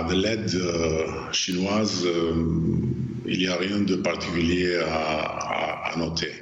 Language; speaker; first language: French; non-native, fluent; Albanian